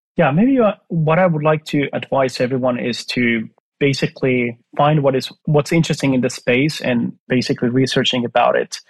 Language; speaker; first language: English; non-native, fluent; Finnish